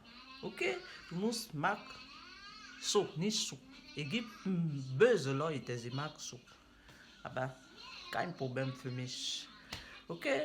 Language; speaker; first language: German; non-native, learner; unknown